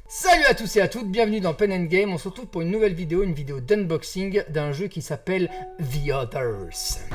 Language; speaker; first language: French; native; French